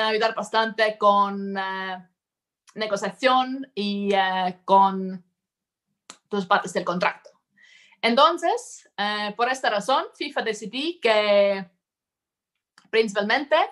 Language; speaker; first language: Spanish; non-native, fluent; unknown